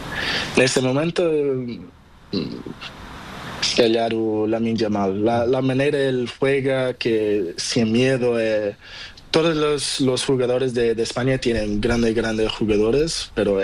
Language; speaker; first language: Spanish; non-native, learner; Portuguese